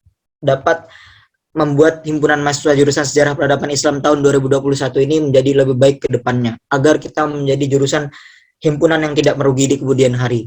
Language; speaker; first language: Indonesian; native; Indonesian